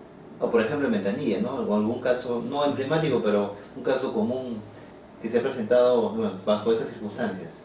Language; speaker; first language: Spanish; native; Spanish